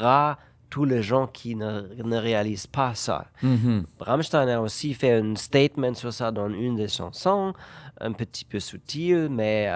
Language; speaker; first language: French; non-native, fluent; German